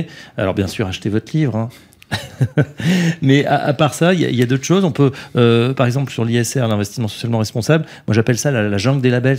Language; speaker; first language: French; native; French